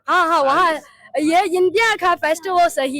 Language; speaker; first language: Hindi; non-native, learner; Chinese